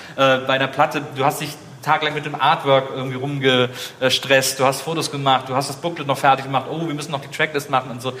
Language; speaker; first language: German; native; German